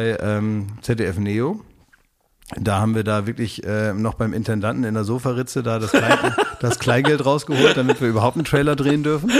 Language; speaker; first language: German; native; German